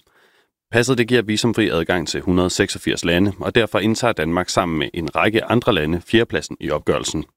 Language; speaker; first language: Danish; native; Danish